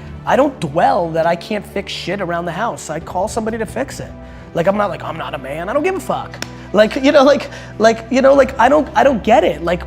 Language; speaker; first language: English; early bilingual, other home language; Russian